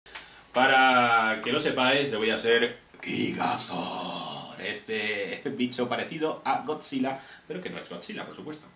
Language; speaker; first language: Spanish; native; Spanish